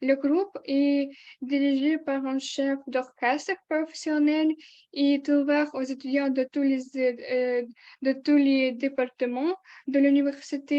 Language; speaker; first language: French; non-native, learner; Ukrainian